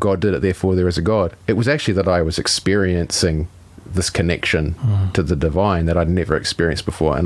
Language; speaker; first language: English; native; English